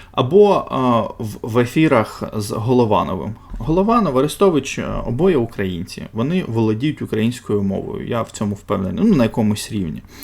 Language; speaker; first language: Ukrainian; non-native, local second language; Russian